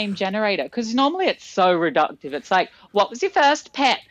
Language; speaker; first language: English; native; English